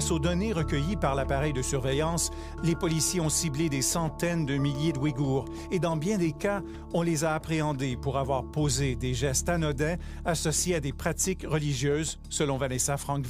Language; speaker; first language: French; native; French